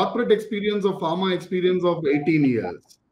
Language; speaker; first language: English; non-native, local second language; Telugu